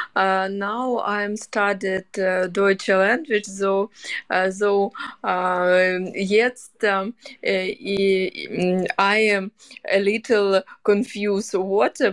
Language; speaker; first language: English; non-native, learner; Ukrainian